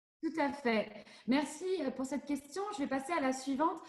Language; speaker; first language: French; native; French